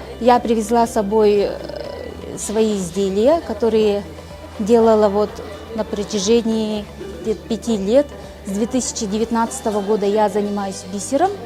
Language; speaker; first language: Russian; non-native, local second language; Yakut